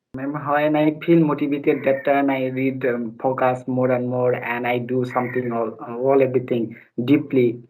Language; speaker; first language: English; non-native, learner; Bangla